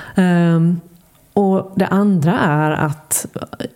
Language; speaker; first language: Swedish; native; Swedish